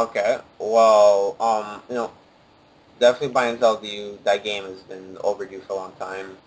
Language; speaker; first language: English; native; English